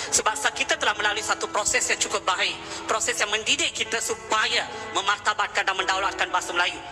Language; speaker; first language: Malay; non-native, local second language; Tamil